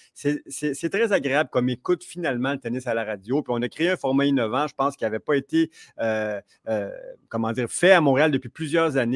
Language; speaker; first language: French; native; French